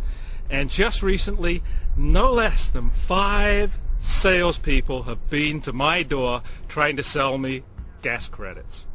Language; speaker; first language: English; native; English